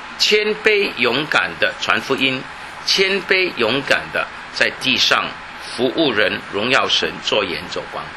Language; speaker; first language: Chinese; non-native, local second language; Cantonese